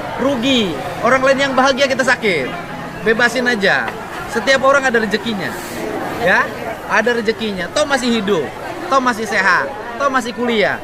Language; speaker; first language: Indonesian; non-native, local second language; Sundanese